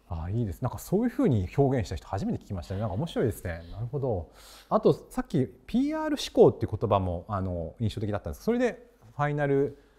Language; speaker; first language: Japanese; native; Japanese